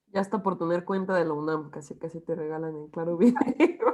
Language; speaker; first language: Spanish; native; Spanish